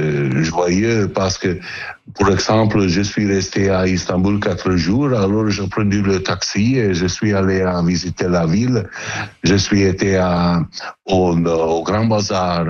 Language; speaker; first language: French; non-native, learner; Italian